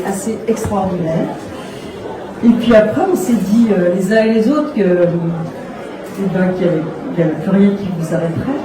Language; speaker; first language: French; native; French